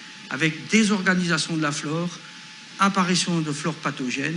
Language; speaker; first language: French; native; French